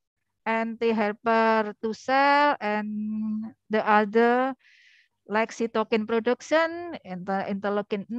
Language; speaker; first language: English; non-native, learner; Indonesian